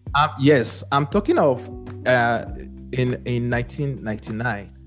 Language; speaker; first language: English; non-native, local second language; Yoruba